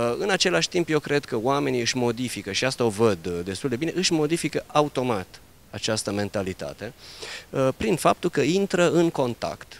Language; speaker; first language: Romanian; early bilingual, heritage; Romanian